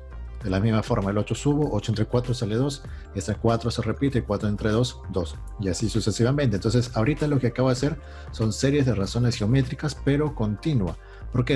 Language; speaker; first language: Spanish; native; Spanish